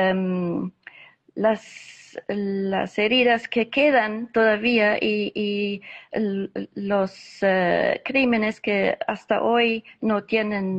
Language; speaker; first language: Spanish; non-native, fluent; English